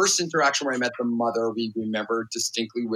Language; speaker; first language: English; native; English